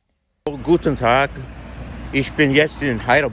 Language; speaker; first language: German; non-native, learner; English